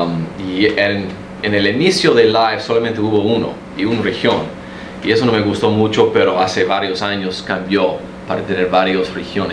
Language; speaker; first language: Spanish; early bilingual, heritage; Spanish